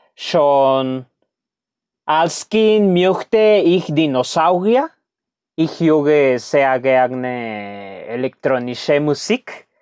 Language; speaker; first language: German; non-native, learner; Spanish